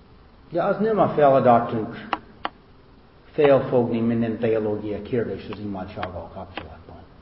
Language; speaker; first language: Hungarian; non-native, fluent; English